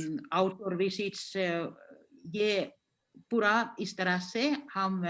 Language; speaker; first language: Hindi; non-native, fluent; Finnish